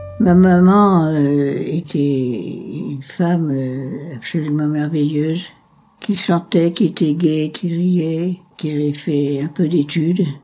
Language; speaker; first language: French; native; French